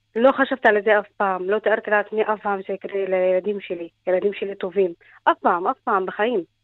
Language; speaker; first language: Hebrew; non-native, fluent; Arabic